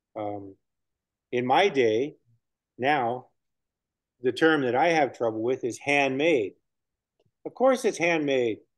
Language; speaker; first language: English; native; English